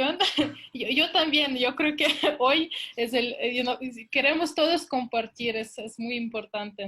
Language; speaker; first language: Spanish; native; Spanish